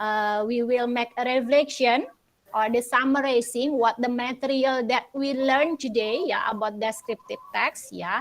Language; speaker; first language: English; non-native, local second language; Indonesian